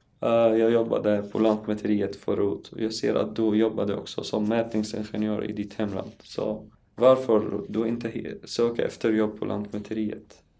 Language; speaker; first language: Swedish; non-native, learner; Arabic